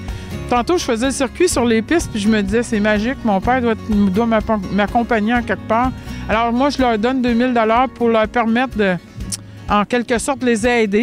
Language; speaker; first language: French; native; French